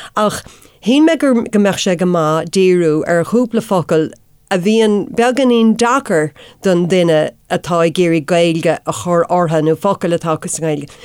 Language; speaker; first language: Irish; non-native, local second language; English